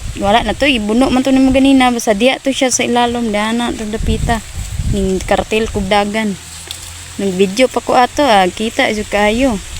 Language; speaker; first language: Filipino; non-native, local second language; Cebuano